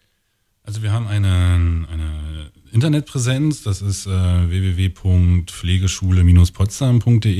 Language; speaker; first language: German; native; German